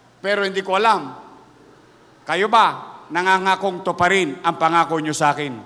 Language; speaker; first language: Filipino; native; Filipino